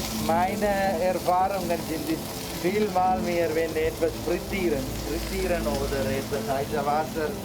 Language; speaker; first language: German; non-native, learner; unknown